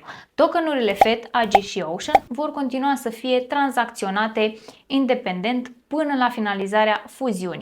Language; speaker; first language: Romanian; native; Romanian